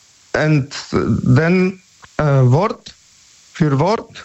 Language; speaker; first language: German; non-native, learner; Polish